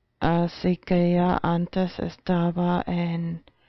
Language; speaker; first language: Spanish; non-native, fluent; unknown